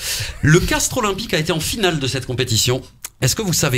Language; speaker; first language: French; native; French